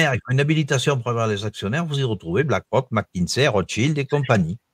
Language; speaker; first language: French; native; French